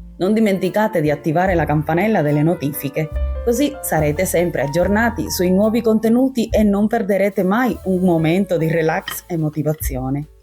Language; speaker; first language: Italian; non-native, fluent; Spanish